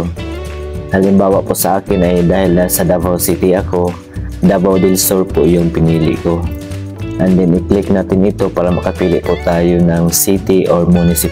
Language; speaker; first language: Filipino; native; Filipino